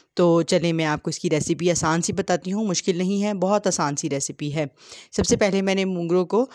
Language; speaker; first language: Hindi; native; Hindi